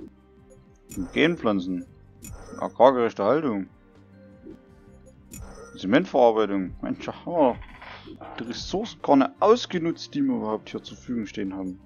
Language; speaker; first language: German; native; German